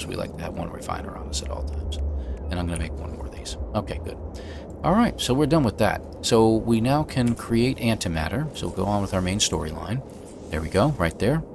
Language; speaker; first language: English; native; English